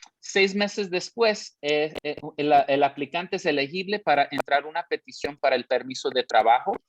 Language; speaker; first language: Spanish; early bilingual, heritage; Spanish